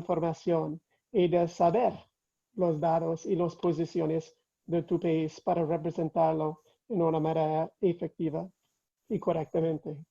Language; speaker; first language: Spanish; non-native, fluent; English